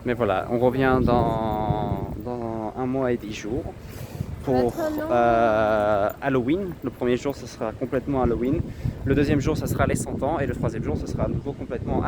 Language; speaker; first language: French; native; French